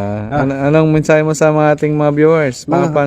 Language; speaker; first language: Filipino; native; Filipino